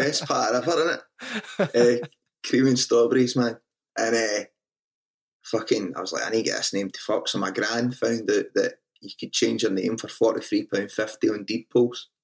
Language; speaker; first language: English; native; English